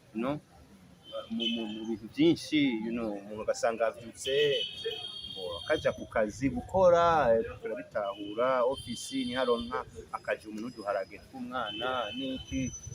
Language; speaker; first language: Rundi; early bilingual, heritage; Rundi